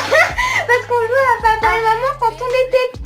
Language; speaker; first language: French; native; French